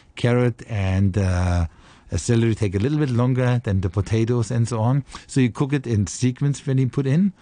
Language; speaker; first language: English; non-native, fluent; German